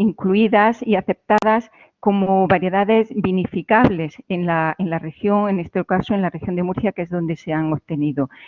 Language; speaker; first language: Spanish; native; Spanish